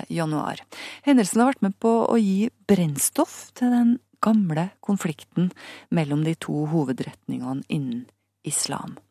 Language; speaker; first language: Norwegian; native; Norwegian